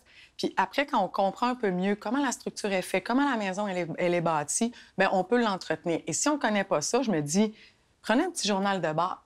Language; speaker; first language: French; native; French